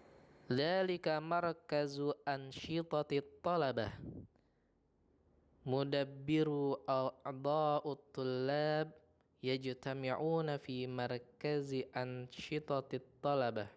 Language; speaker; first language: Arabic; non-native, fluent; Indonesian